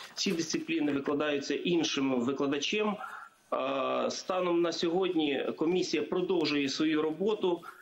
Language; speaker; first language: Ukrainian; native; Ukrainian